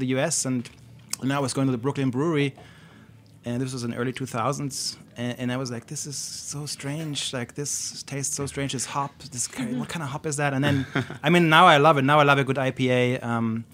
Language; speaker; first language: English; non-native, fluent; German